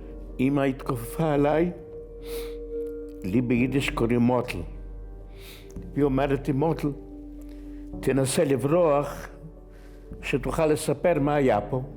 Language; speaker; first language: Hebrew; non-native, fluent; Yiddish